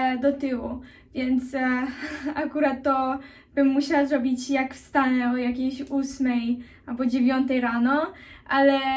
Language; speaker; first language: Polish; early bilingual, heritage; Polish